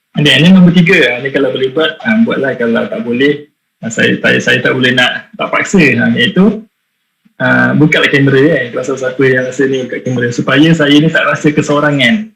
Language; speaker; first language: Malay; native; Malay